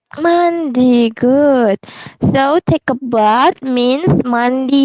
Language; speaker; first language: English; non-native, fluent; Indonesian